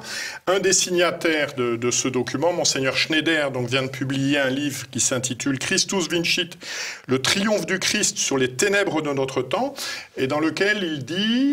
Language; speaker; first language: French; native; French